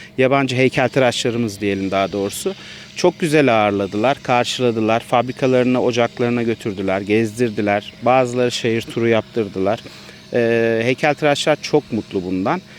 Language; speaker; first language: Turkish; native; Turkish